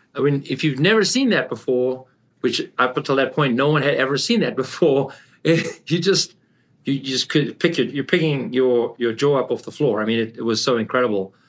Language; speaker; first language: English; native; English